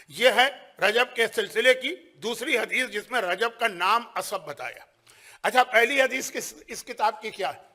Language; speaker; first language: Urdu; native; Urdu